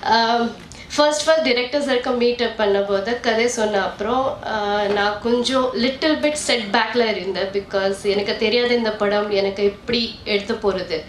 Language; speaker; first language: Tamil; non-native, learner; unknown